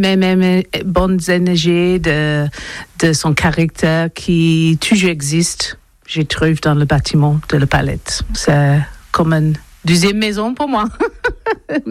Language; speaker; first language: French; non-native, learner; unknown